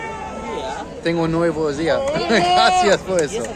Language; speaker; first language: Spanish; non-native, learner; German